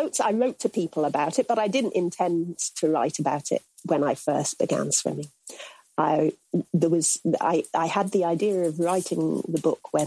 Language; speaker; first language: English; native; English